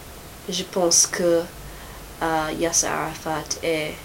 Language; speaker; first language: French; non-native, learner; English